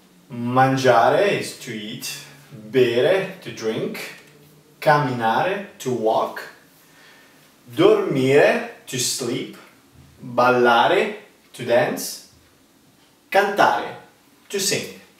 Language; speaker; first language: English; non-native, fluent; Italian